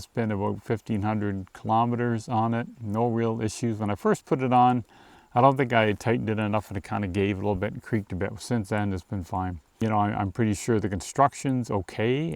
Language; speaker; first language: English; native; English